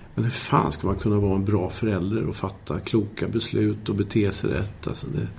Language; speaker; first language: Swedish; native; Swedish